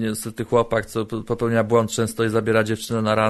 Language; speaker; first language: Polish; native; Polish